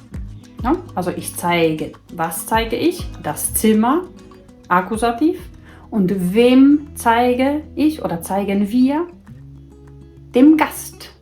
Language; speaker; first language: German; non-native, fluent; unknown